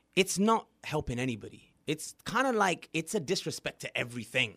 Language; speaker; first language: English; native; English